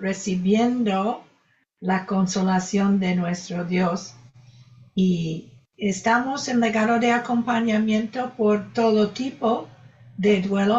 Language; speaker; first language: Spanish; non-native, fluent; English